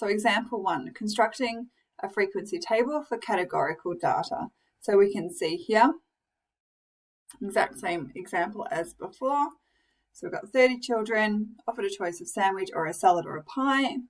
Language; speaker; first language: English; native; English